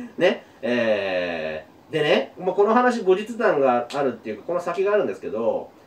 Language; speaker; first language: Japanese; native; Japanese